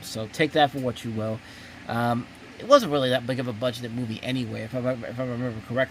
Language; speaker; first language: English; native; English